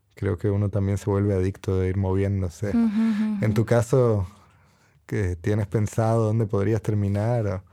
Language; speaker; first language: Spanish; native; Spanish